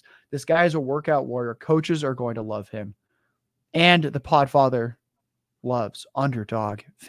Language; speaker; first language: English; native; English